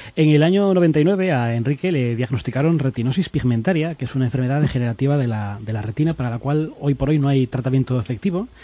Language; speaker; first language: Spanish; native; Spanish